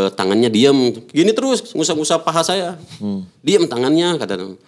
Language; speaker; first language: Indonesian; native; Indonesian